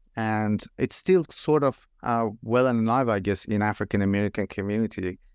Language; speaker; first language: English; non-native, fluent; Persian